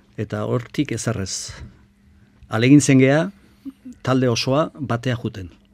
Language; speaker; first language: Basque; native; Basque